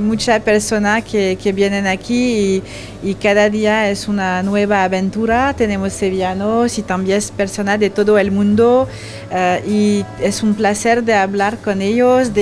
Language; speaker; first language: Spanish; non-native, learner; French